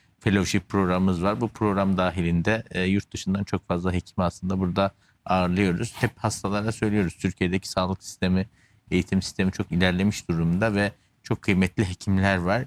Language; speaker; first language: Turkish; native; Turkish